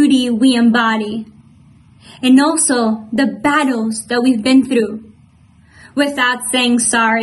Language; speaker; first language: English; non-native, fluent; Spanish